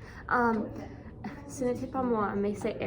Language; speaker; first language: French; non-native, learner; English